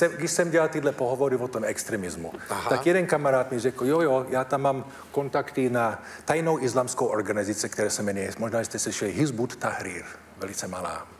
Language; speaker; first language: Czech; early bilingual, heritage; Czech